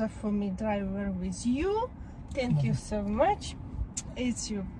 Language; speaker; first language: English; non-native, learner; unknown